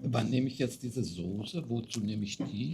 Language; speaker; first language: German; native; German